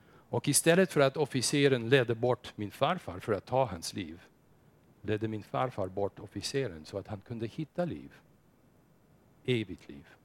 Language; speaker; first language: Swedish; non-native, fluent; English